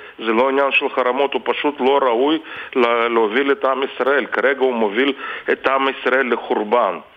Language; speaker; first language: Hebrew; non-native, fluent; Russian